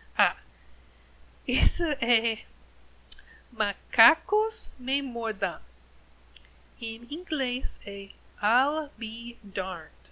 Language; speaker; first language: Portuguese; non-native, learner; English